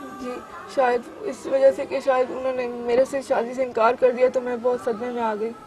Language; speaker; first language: Urdu; early bilingual, heritage; Urdu